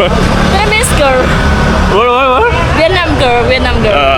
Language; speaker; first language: English; non-native, learner; Vietnamese